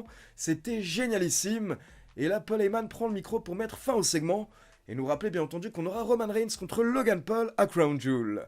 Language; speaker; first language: French; native; French